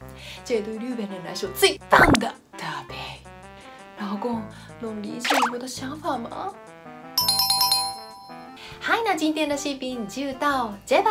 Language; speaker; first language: Chinese; non-native, fluent; Japanese